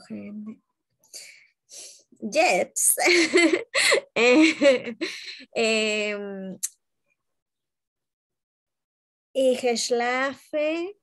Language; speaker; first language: German; non-native, learner; Spanish